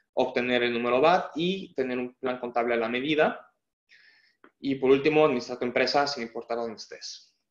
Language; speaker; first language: Spanish; native; Spanish